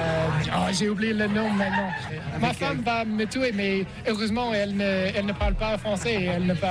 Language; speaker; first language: French; non-native, learner; English